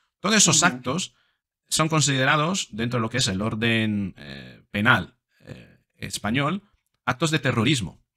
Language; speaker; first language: Spanish; non-native, fluent; Italian